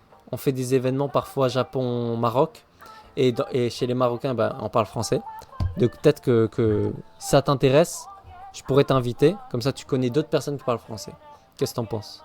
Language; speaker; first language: French; native; French